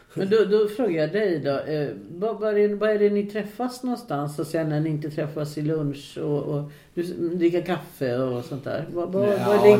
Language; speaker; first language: Swedish; native; Swedish